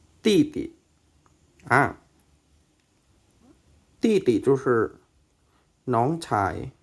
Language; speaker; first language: Chinese; non-native, fluent; Thai